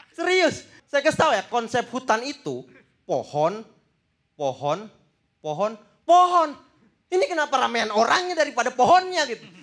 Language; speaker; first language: Indonesian; native; Indonesian